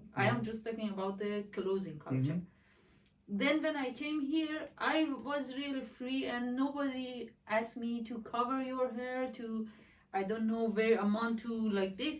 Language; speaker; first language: English; non-native, learner; Persian